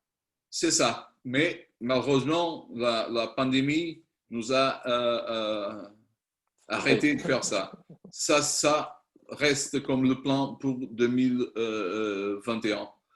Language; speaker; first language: French; non-native, learner; Spanish